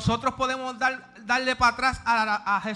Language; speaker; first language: Spanish; early bilingual, heritage; Spanish